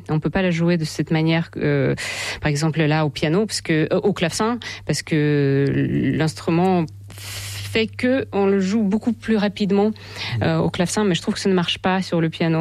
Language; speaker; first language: French; non-native, fluent; Russian